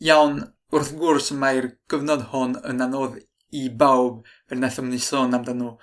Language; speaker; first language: Welsh; non-native, fluent; French